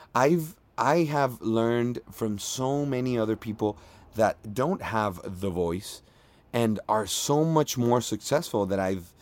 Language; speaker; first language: English; non-native, fluent; Spanish